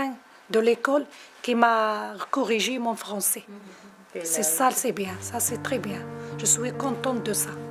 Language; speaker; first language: French; non-native, local second language; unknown